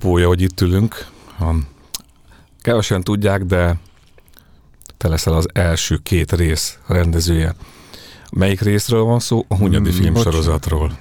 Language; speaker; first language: Hungarian; native; Hungarian